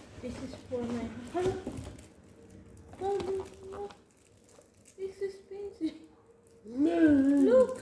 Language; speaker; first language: English; non-native, learner; Filipino